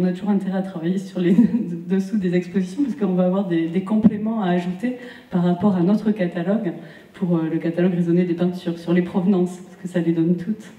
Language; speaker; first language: French; native; French